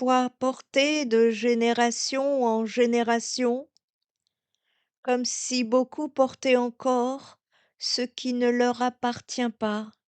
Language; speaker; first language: French; native; French